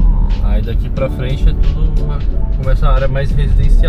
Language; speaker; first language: Portuguese; native; Portuguese